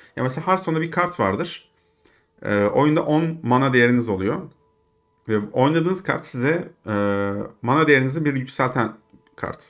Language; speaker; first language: Turkish; native; Turkish